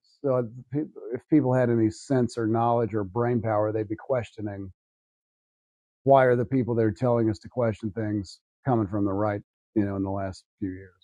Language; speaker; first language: English; native; English